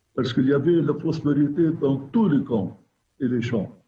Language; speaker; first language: French; non-native, local second language; Arabic